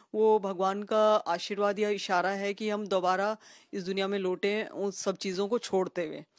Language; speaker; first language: Hindi; native; Hindi